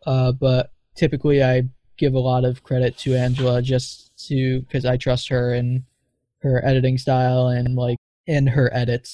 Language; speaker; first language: English; native; English